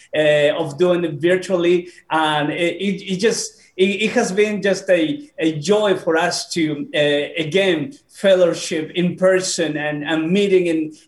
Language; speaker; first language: English; non-native, fluent; Spanish